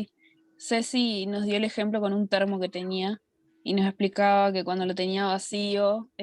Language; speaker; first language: Spanish; native; Spanish